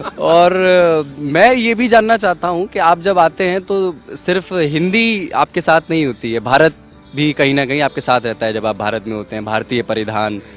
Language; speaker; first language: Hindi; native; Hindi